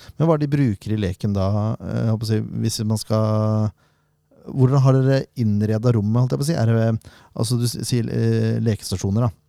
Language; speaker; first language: Norwegian; native; Norwegian